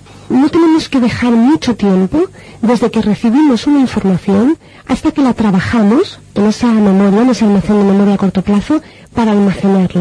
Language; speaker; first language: Spanish; native; Spanish